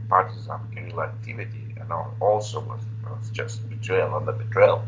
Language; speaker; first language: English; non-native, fluent; Romanian